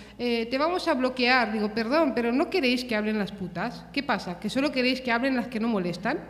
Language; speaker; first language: Spanish; early bilingual, other home language; Romanian